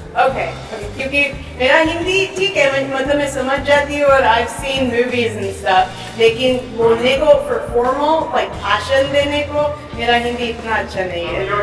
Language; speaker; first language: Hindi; early bilingual, heritage; English